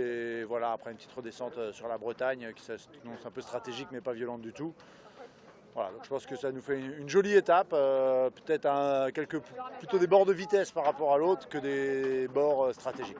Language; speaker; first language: French; native; French